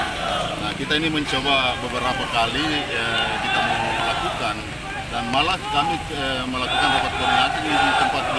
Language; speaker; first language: Malay; native; Malay